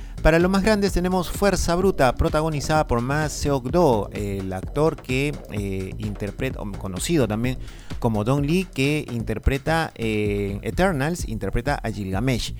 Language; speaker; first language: Spanish; native; Spanish